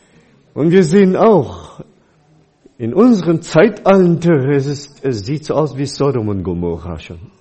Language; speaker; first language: German; non-native, fluent; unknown